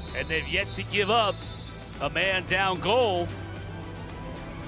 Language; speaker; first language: English; native; English